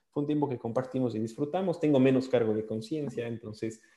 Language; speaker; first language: Spanish; native; Spanish